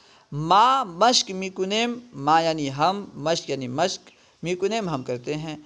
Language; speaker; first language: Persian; non-native, fluent; Urdu